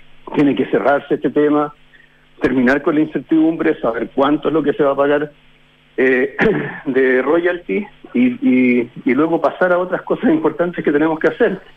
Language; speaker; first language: Spanish; native; Spanish